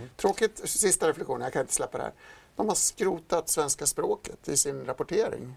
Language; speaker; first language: Swedish; native; Swedish